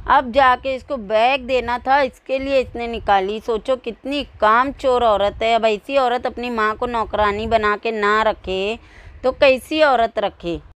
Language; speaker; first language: Hindi; native; Hindi